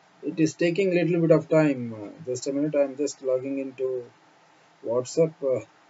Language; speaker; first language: English; non-native, local second language; Kannada